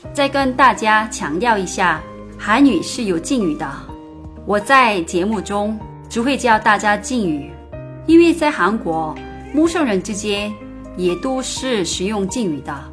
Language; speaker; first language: Chinese; non-native, fluent; Korean